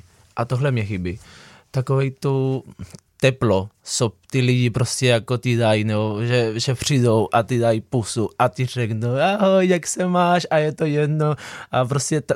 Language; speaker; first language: Czech; non-native, fluent; Spanish